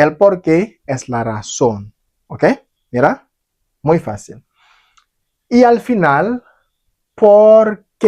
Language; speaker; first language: Spanish; non-native, fluent; Haitian Creole